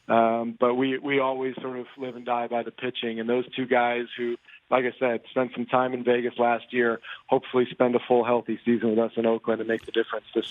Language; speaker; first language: English; native; English